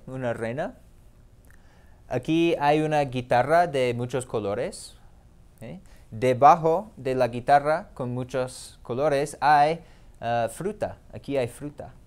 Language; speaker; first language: Spanish; non-native, fluent; English